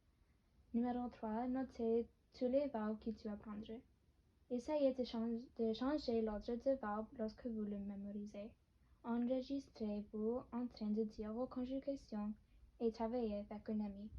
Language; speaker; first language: French; non-native, learner; English